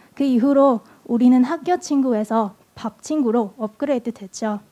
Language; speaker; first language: Korean; non-native, fluent; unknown